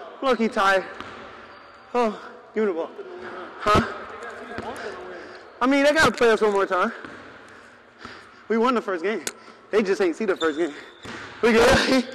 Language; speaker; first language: English; native; English